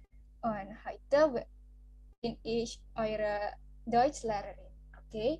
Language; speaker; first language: German; non-native, fluent; Indonesian